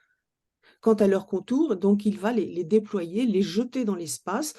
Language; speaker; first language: French; native; French